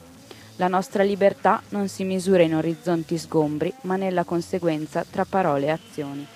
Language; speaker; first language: Italian; native; Italian